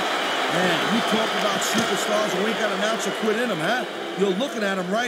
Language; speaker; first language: English; native; English